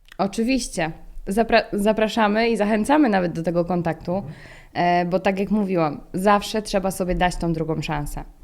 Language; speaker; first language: Polish; native; Polish